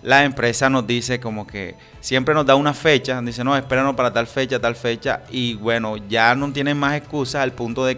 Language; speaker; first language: Spanish; native; Spanish